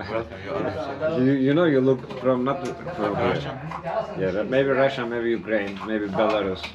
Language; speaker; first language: English; non-native, learner; Turkish